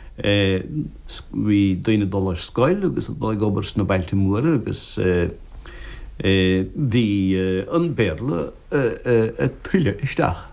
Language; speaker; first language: Irish; native; Irish